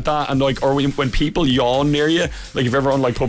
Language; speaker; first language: English; native; English